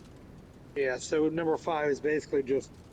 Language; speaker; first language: English; native; English